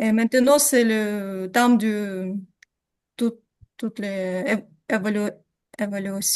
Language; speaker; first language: French; non-native, learner; Ukrainian